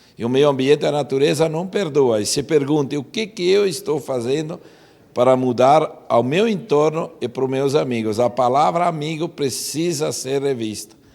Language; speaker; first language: Portuguese; native; Portuguese